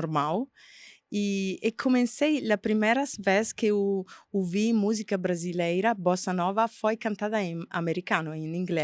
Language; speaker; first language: Portuguese; non-native, fluent; Italian